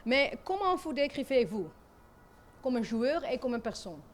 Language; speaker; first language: French; non-native, learner; Dutch